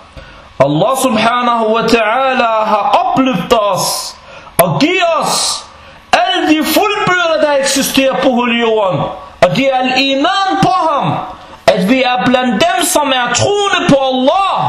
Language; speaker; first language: Danish; non-native, fluent; Arabic